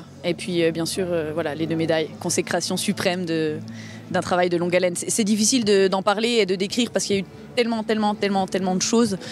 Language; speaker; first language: French; native; French